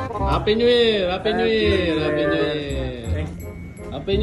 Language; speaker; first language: English; non-native, local second language; Filipino